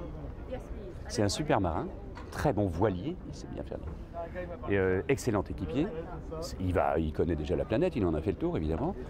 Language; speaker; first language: French; native; French